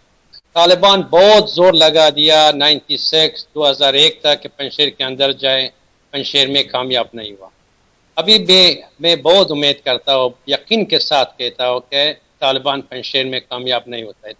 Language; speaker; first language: Hindi; non-native, learner; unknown